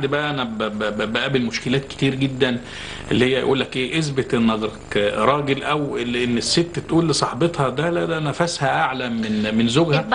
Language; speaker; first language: Arabic; native; Arabic